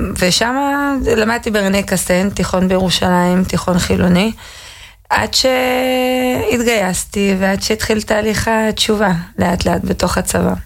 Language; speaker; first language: Hebrew; early bilingual, other home language; Russian